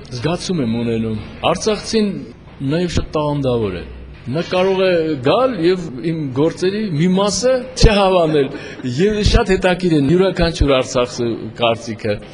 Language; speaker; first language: Armenian; native; Armenian